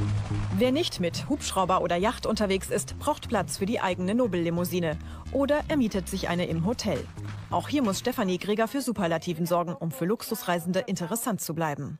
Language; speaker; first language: German; native; German